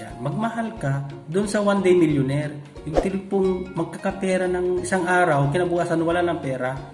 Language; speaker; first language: Filipino; non-native, local second language; Iloko